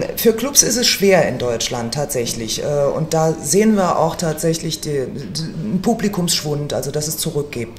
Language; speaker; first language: German; native; German